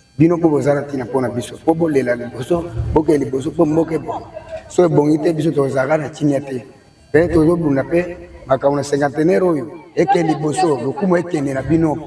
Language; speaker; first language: Lingala; non-native, local second language; Kituba (Democratic Republic of Congo)